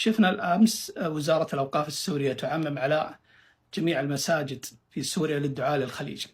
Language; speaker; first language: Arabic; native; Arabic